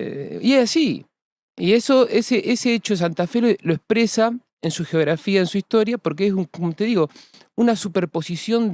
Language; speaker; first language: Spanish; native; Spanish